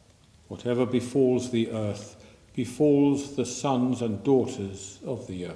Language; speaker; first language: English; native; English